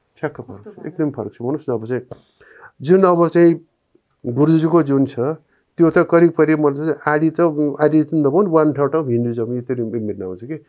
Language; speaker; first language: Nepali; non-native, local second language; Newari